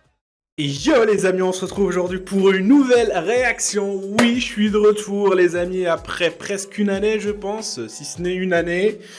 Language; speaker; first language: French; native; French